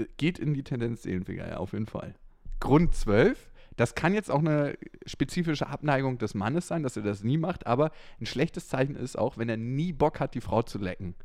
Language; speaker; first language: German; native; German